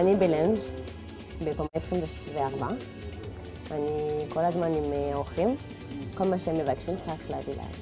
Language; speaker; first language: Hebrew; non-native, learner; French